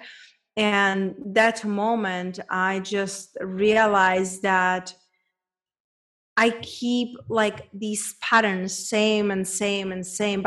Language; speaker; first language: English; non-native, fluent; Czech